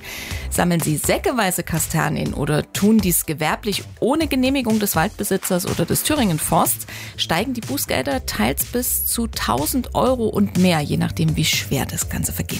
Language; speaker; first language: German; native; German